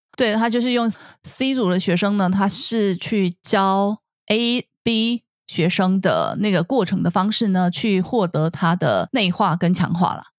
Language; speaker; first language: Chinese; native; Chinese